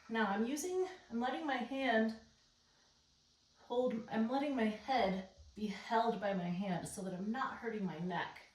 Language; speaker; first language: English; native; English